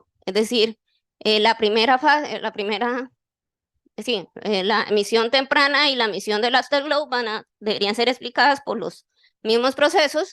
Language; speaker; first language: Spanish; native; Spanish